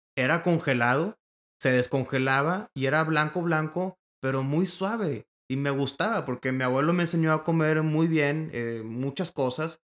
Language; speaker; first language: Spanish; native; Spanish